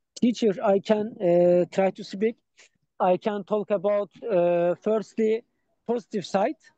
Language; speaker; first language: English; non-native, learner; Turkish